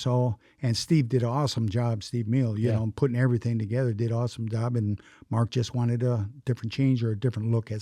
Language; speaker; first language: English; native; English